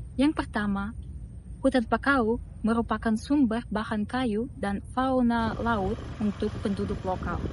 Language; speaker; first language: Indonesian; non-native, fluent; Russian